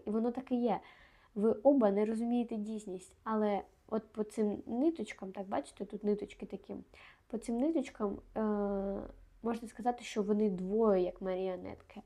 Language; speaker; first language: Ukrainian; non-native, local second language; Russian